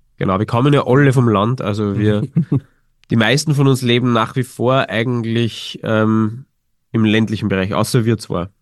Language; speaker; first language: German; native; German